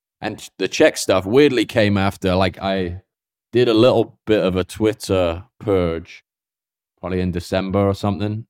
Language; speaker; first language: English; native; English